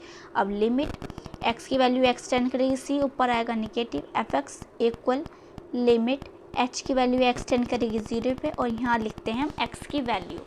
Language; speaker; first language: Hindi; native; Hindi